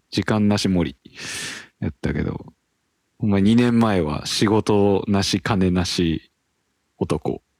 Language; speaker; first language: Japanese; native; Japanese